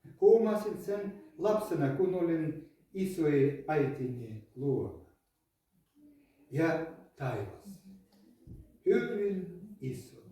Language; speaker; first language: Finnish; non-native, learner; Ukrainian